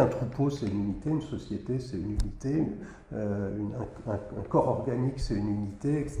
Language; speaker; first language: French; native; French